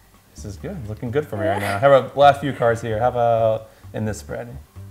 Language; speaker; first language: English; native; English